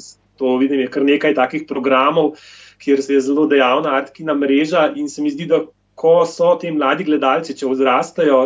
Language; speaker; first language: Slovenian; native; Slovenian